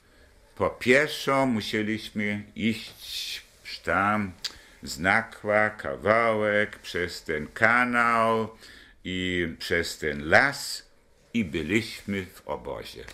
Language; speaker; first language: Polish; non-native, local second language; German